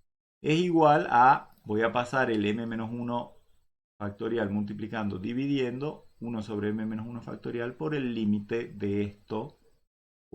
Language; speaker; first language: Spanish; native; Spanish